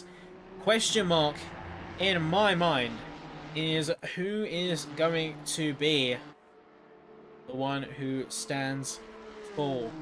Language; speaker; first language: English; native; English